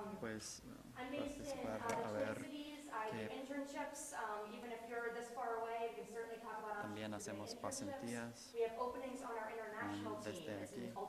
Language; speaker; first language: Spanish; non-native, fluent; English